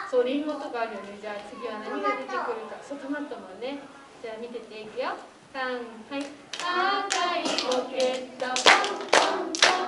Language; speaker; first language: Japanese; native; Japanese